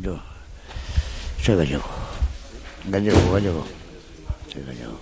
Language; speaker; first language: Spanish; native; Spanish